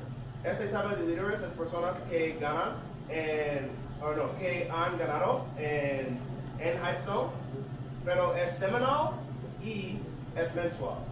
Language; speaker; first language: Spanish; non-native, learner; English